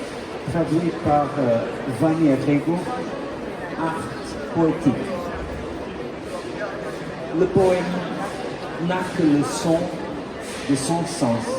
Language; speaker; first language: French; non-native, fluent; Portuguese